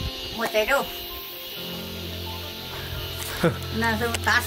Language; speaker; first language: Chinese; native; Chinese